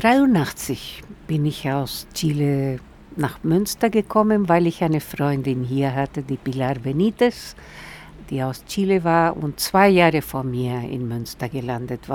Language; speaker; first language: German; non-native, fluent; Spanish